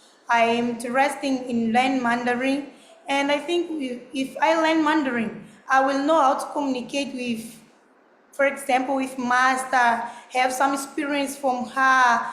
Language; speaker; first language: English; non-native, learner; Portuguese